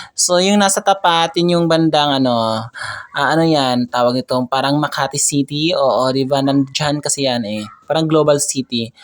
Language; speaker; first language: Filipino; native; Filipino